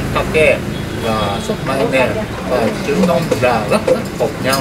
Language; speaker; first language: Vietnamese; non-native, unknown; Japanese